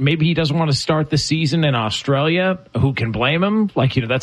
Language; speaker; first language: English; native; English